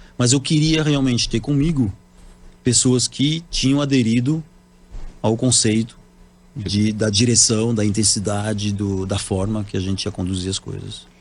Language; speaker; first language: Portuguese; non-native, fluent; French